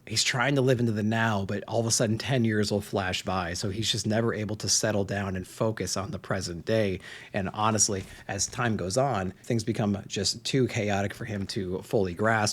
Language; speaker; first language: English; native; English